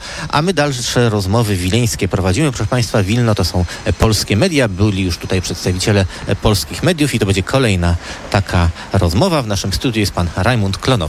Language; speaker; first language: Polish; native; Polish